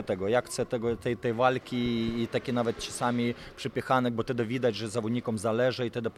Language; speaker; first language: Polish; non-native, fluent; Lithuanian